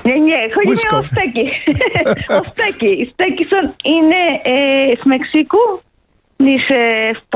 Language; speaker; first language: Polish; non-native, fluent; Spanish